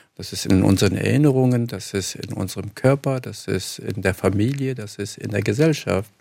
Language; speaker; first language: German; early bilingual, other home language; Kurdish